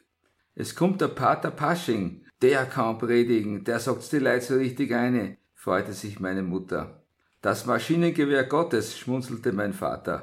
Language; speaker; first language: German; native; German